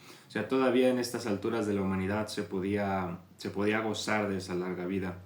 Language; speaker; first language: Spanish; native; Spanish